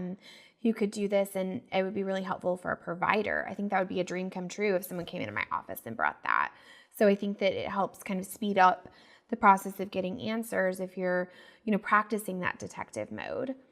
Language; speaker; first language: English; native; English